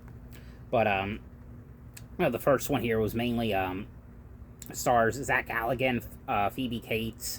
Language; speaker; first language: English; native; English